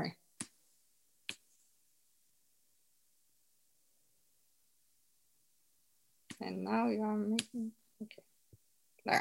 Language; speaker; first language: English; non-native, fluent; French